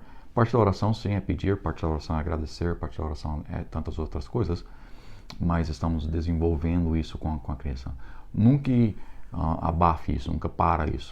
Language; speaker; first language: Portuguese; non-native, fluent; English